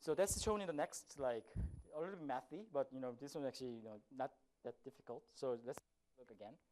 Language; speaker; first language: English; non-native, fluent; Korean